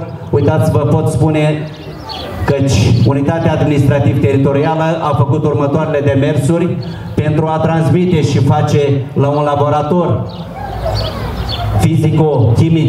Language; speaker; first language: Romanian; native; Romanian